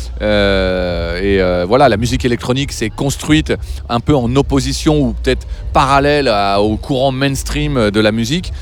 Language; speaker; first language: French; native; French